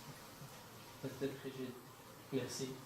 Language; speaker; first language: French; non-native, learner; Pashto